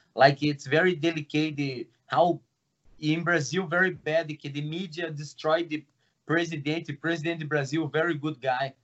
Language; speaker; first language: English; non-native, learner; Portuguese